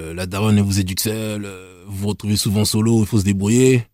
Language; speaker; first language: French; native; French